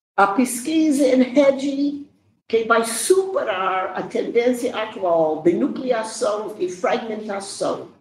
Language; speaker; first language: Portuguese; non-native, fluent; English